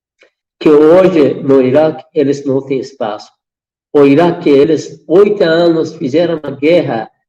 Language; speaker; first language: Portuguese; non-native, fluent; Persian